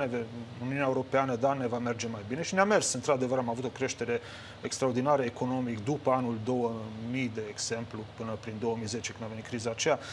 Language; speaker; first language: Romanian; native; Romanian